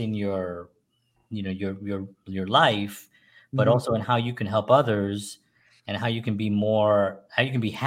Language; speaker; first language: English; native; English